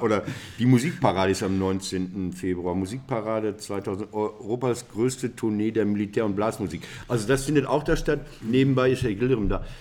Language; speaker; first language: German; native; German